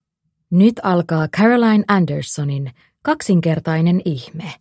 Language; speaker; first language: Finnish; native; Finnish